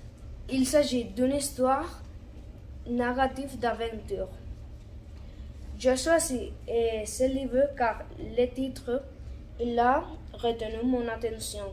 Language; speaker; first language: French; non-native, learner; Catalan